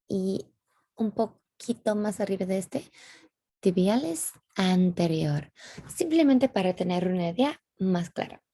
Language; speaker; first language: Spanish; non-native, fluent; English